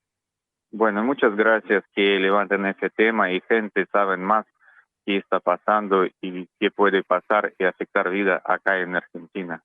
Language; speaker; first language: Spanish; non-native, learner; Russian